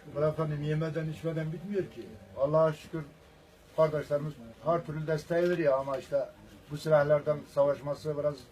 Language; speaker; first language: Turkish; early bilingual, heritage; Arabic